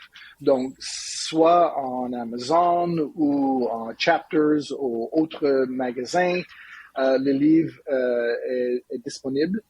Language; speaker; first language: French; non-native, learner; English